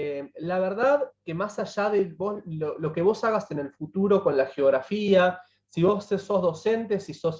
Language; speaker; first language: Spanish; native; Spanish